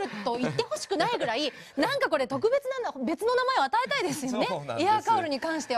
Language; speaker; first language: Japanese; native; Japanese